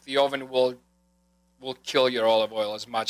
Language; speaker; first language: English; non-native, fluent; Greek